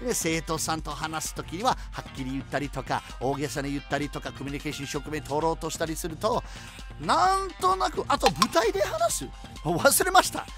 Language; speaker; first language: Japanese; non-native, fluent; English